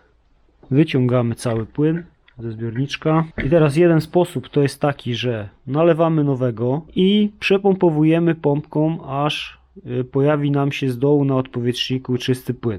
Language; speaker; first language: Polish; native; Polish